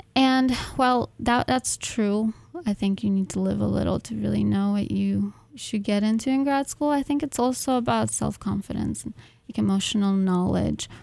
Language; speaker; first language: English; non-native, fluent; Russian